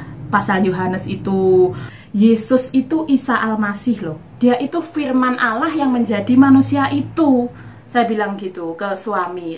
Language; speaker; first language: Indonesian; non-native, local second language; Javanese